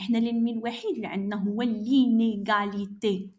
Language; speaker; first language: French; non-native, local second language; Arabic